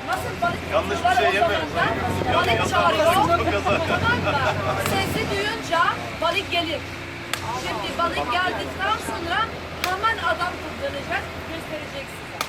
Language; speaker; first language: Turkish; non-native, learner; Arabic